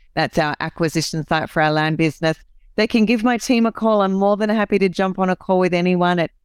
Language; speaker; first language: English; native; English